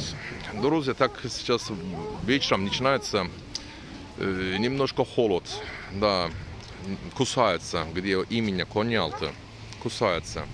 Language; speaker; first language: Russian; non-native, learner; Turkish